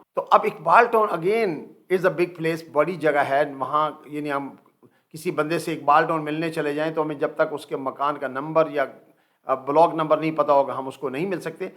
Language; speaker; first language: Urdu; native; Urdu